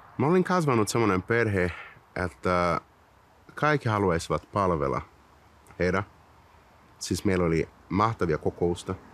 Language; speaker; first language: Finnish; non-native, fluent; Portuguese